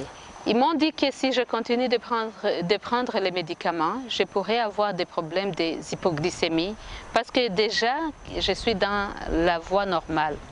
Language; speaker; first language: French; non-native, local second language; Kinyarwanda